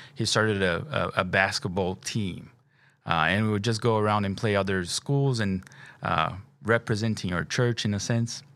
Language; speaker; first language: English; non-native, fluent; Portuguese